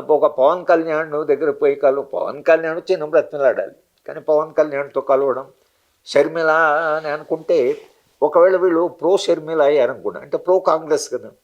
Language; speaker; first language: Telugu; native; Telugu